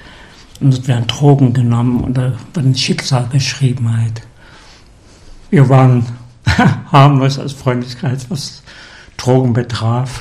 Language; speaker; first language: German; native; German